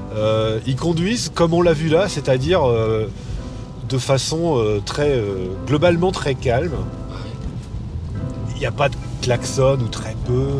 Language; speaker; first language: French; native; French